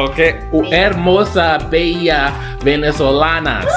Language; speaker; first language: Spanish; non-native, learner; English